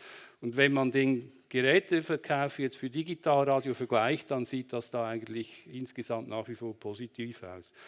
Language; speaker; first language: German; native; German